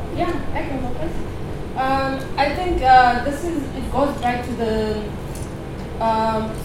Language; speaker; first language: English; non-native, local second language; Shona